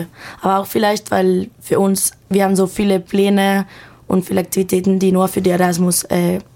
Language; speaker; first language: German; non-native, learner; Spanish